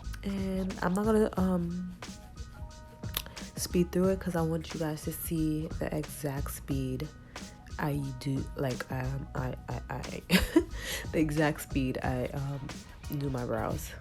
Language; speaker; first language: English; native; English